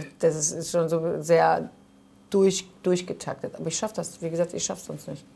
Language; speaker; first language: German; early bilingual, other home language; Croatian